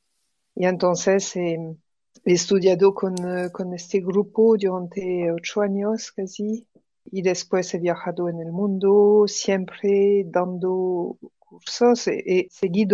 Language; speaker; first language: Spanish; non-native, fluent; French